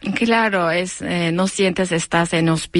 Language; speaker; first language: Spanish; non-native, learner; Turkish